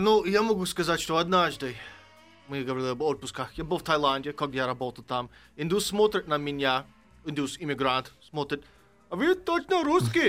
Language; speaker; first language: Russian; non-native, fluent; English